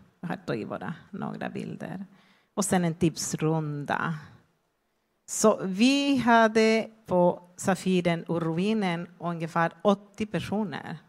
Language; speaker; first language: Swedish; non-native, fluent; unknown